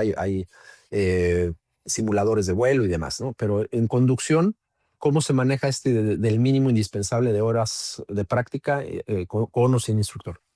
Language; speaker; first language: Spanish; native; Spanish